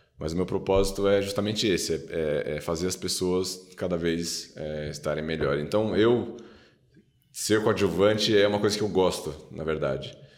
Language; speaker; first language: Portuguese; native; Portuguese